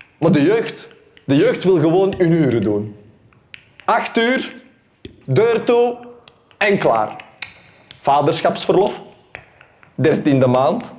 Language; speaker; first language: Dutch; native; Dutch